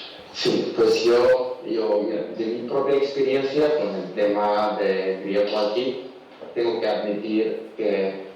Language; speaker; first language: Spanish; non-native, learner; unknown